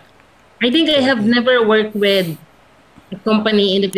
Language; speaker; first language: English; non-native, local second language; Filipino